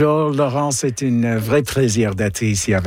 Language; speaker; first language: French; non-native, local second language; English